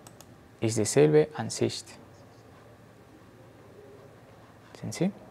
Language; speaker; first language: German; non-native, learner; Spanish